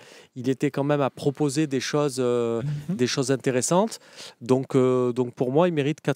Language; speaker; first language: French; native; French